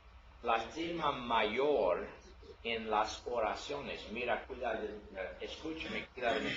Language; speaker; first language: Spanish; non-native, learner; English